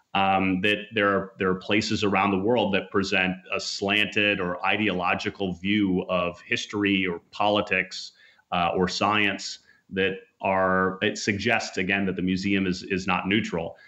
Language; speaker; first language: English; native; English